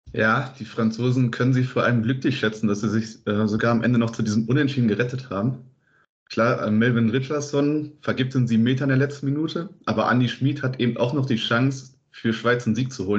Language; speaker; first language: German; native; German